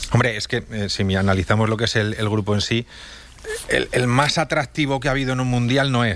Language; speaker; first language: Spanish; native; Spanish